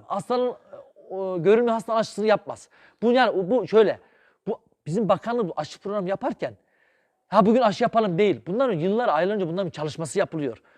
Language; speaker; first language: Turkish; native; Turkish